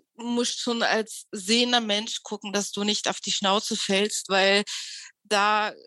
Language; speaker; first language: German; early bilingual, other home language; Russian